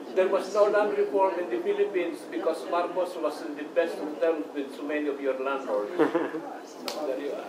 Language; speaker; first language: English; non-native, local second language; Iloko